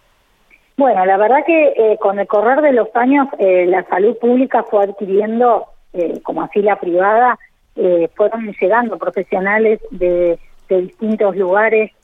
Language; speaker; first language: Spanish; native; Spanish